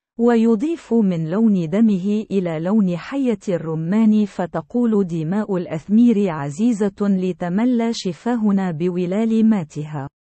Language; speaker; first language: Arabic; non-native, local second language; Central Kurdish